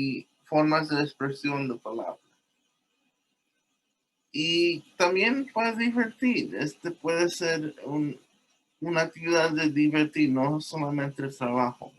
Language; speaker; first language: Spanish; early bilingual, heritage; English